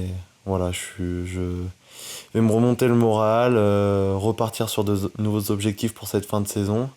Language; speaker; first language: French; native; French